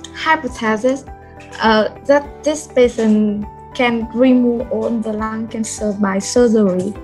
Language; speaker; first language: English; non-native, learner; Vietnamese